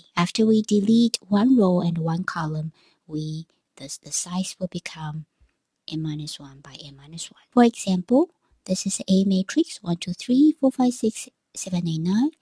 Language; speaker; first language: English; non-native, fluent; Chinese